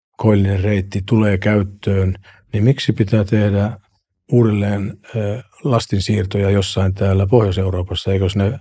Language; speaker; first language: Finnish; native; Finnish